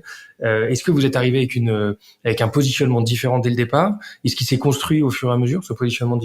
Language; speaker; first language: French; native; French